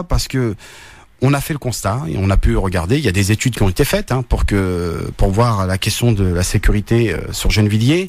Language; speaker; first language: French; native; French